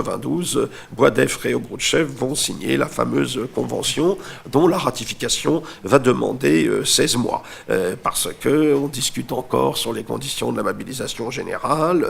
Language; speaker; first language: French; native; French